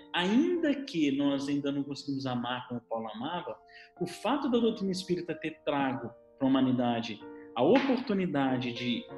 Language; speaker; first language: Portuguese; native; Portuguese